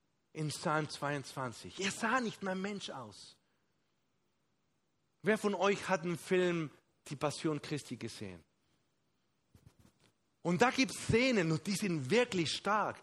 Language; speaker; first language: German; non-native, fluent; Spanish